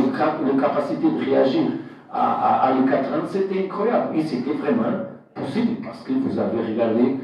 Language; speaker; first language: French; non-native, fluent; Portuguese